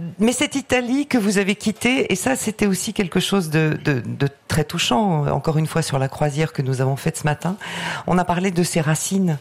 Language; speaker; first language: French; native; French